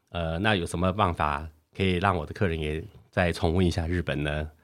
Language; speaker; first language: Chinese; native; Chinese